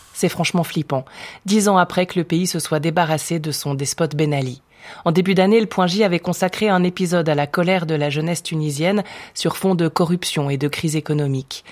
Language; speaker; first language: French; native; French